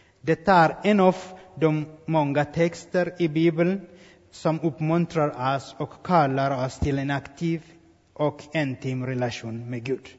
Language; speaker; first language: Swedish; non-native, fluent; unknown